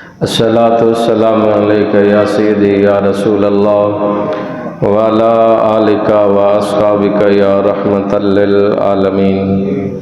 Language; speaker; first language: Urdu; non-native, local second language; Punjabi